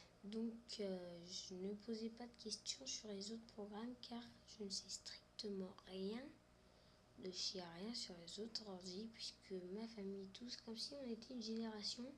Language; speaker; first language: French; native; French